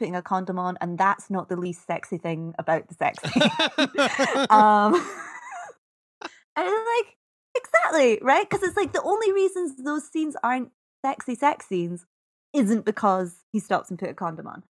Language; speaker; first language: English; native; English